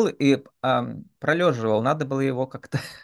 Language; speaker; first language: Russian; native; Russian